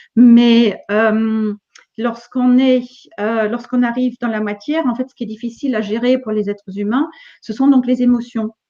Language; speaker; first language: French; non-native, fluent; German